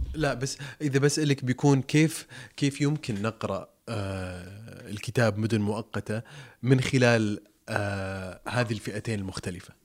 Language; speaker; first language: Arabic; native; Arabic